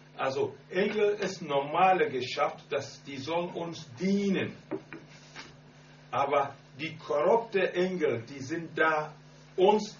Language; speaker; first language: German; non-native, learner; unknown